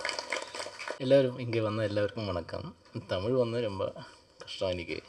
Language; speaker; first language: Tamil; non-native, learner; Malayalam